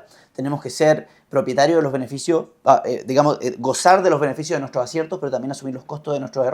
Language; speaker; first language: Spanish; native; Spanish